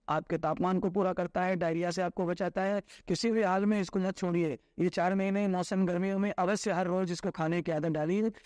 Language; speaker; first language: Hindi; native; Hindi